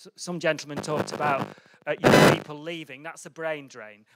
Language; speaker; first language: English; native; English